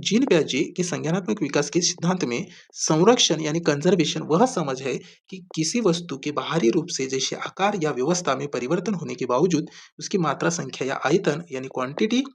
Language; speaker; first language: Hindi; non-native, local second language; Marathi